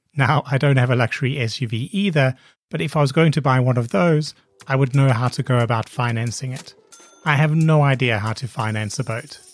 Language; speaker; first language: English; native; English